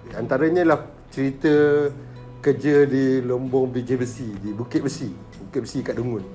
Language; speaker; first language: Malay; native; Malay